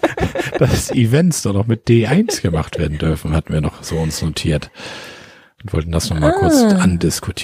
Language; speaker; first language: German; native; German